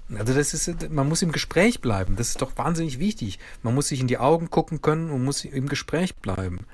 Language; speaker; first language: German; native; German